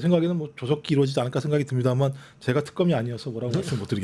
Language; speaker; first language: Korean; native; Korean